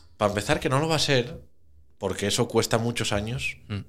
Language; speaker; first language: Spanish; native; Spanish